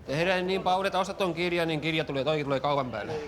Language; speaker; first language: Finnish; native; Finnish